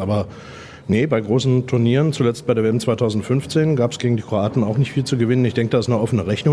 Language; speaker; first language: German; native; German